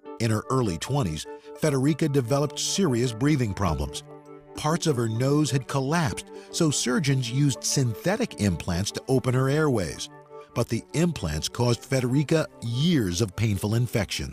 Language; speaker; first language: English; native; English